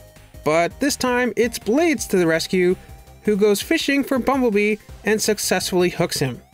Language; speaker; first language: English; native; English